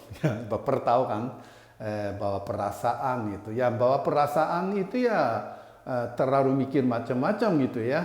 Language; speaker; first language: Indonesian; non-native, fluent; Japanese